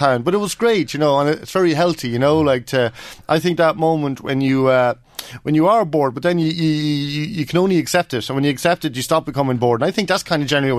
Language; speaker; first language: English; native; English